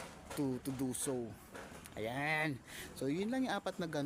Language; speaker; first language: Filipino; native; Filipino